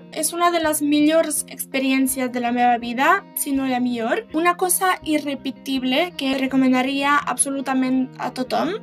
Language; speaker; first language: Catalan; non-native, fluent; Serbian